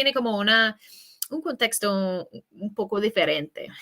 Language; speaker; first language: Spanish; non-native, fluent; English